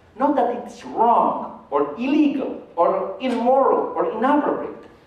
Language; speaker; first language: English; non-native, fluent; Spanish